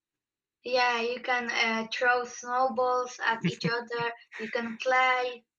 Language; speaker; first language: English; non-native, fluent; Polish